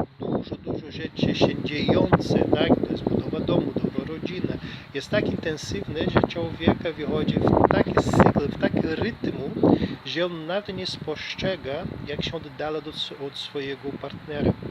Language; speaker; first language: Polish; non-native, learner; Portuguese